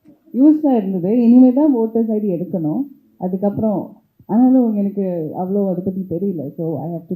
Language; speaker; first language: Tamil; early bilingual, heritage; Tamil